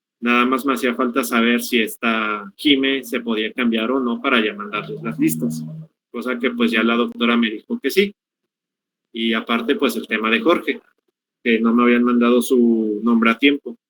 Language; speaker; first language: Spanish; native; Spanish